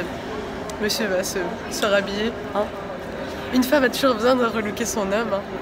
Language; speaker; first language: French; native; French